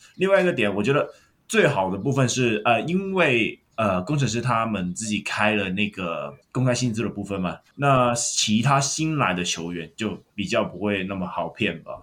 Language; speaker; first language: Chinese; non-native, local second language; Cantonese